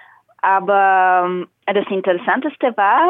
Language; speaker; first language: German; non-native, fluent; Bulgarian